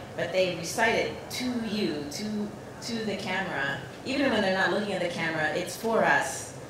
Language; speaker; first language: English; native; English